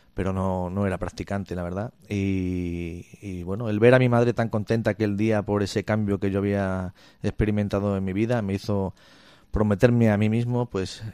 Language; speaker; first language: Spanish; native; Spanish